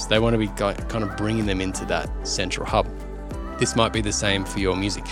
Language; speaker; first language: English; native; English